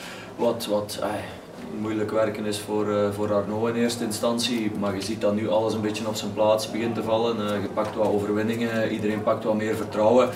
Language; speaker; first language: Dutch; native; Dutch